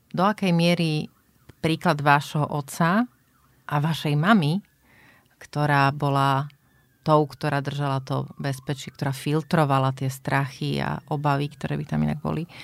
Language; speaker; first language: Slovak; native; Slovak